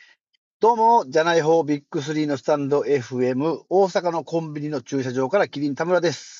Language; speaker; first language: Japanese; native; Japanese